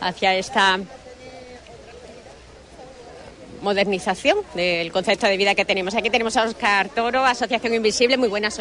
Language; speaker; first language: Spanish; native; Spanish